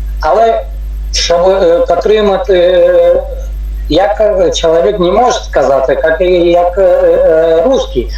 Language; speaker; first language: Ukrainian; non-native, learner; Tajik